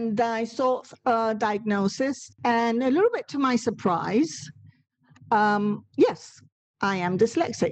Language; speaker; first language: English; non-native, fluent; Spanish